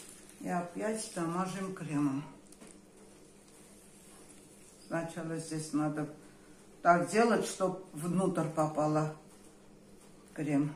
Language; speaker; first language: Russian; non-native, local second language; Armenian